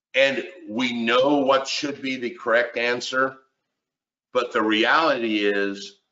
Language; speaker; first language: English; native; English